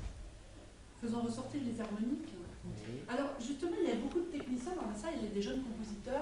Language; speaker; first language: French; native; French